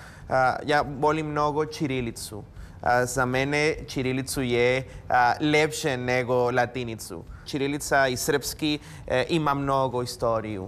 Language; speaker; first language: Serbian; non-native, learner; Spanish